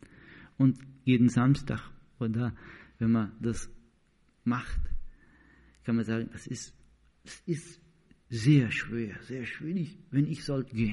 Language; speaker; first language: German; non-native, learner; Portuguese